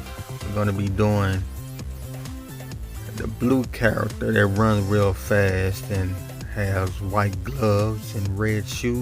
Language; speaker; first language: English; native; English